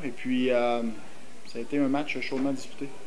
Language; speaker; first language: French; native; French